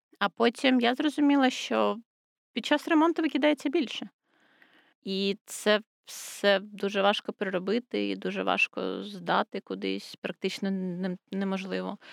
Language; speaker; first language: Ukrainian; native; Ukrainian